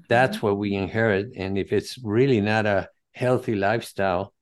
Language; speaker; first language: English; non-native, fluent; Spanish